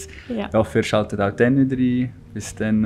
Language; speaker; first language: German; native; German